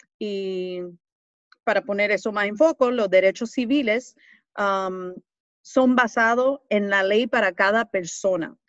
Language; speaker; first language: Spanish; early bilingual, heritage; Spanish